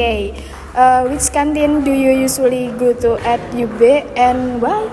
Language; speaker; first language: English; non-native, learner; Indonesian